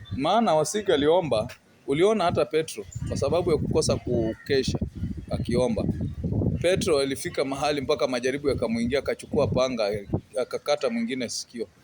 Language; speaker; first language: Swahili; non-native, local second language; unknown